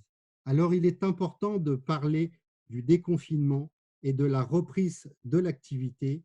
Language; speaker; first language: French; native; French